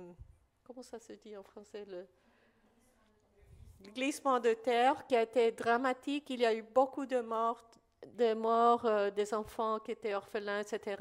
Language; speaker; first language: French; non-native, fluent; Spanish